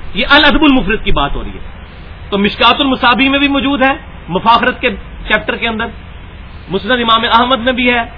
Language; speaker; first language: Urdu; non-native, local second language; Punjabi